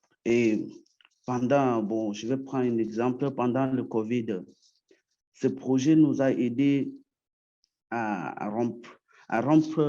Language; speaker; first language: French; early bilingual, other home language; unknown